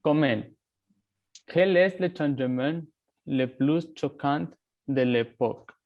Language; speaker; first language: French; non-native, learner; Spanish